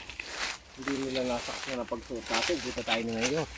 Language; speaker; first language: Filipino; native; Filipino